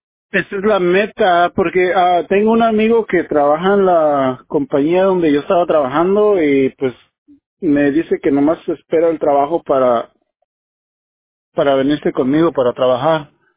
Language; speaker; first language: Spanish; native; Spanish